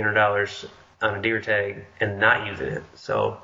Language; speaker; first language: English; native; English